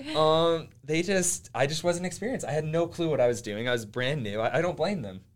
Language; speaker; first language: English; early bilingual, other home language; Finnish